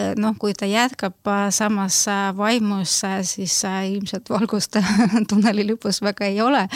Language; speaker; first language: Estonian; non-native, local second language; Russian